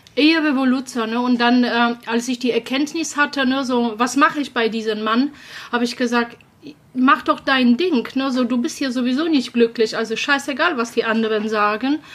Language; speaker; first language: German; non-native, fluent; Polish